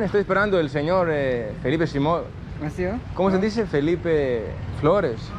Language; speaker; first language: Spanish; non-native, learner; Greek